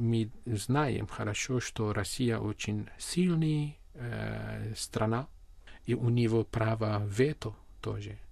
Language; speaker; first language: Russian; non-native, learner; Armenian